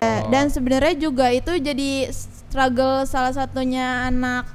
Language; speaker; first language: Indonesian; native; Indonesian